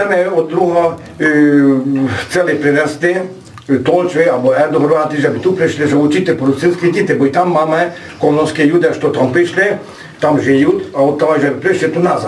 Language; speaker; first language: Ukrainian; early bilingual, heritage; Hungarian